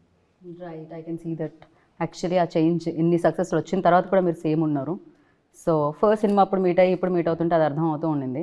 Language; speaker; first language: Telugu; native; Telugu